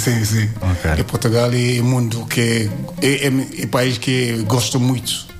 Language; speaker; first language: Portuguese; non-native, learner; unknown